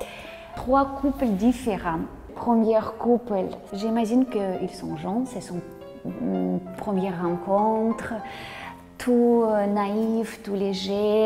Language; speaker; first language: French; non-native, learner; Russian